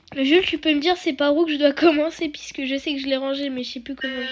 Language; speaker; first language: French; native; French